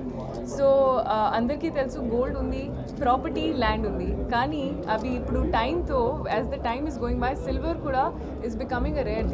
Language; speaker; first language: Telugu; non-native, learner; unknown